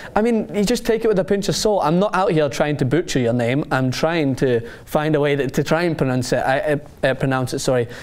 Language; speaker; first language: English; native; English